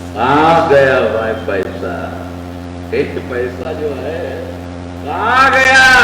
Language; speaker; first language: Hindi; non-native, local second language; Marathi